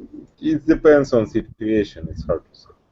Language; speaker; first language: English; non-native, learner; Russian